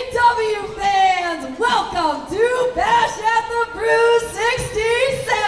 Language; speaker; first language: English; native; English